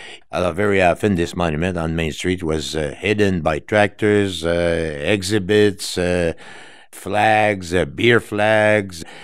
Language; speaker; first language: English; non-native, fluent; French